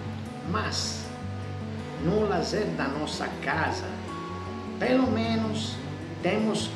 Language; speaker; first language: Portuguese; non-native, fluent; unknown